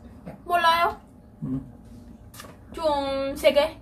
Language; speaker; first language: Korean; non-native, learner; Vietnamese